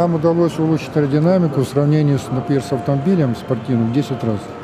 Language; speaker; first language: Russian; native; Russian